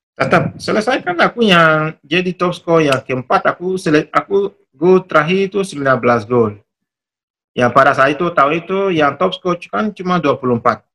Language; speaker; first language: Indonesian; non-native, fluent; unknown